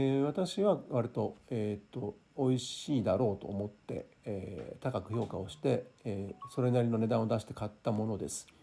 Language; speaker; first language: Japanese; native; Japanese